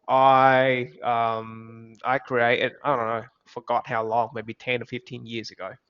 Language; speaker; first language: English; non-native, fluent; Vietnamese